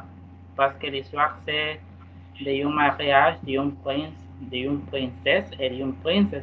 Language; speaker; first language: French; non-native, learner; Spanish